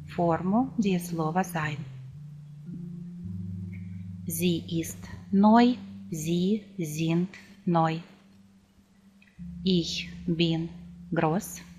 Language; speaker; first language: German; non-native, fluent; Ukrainian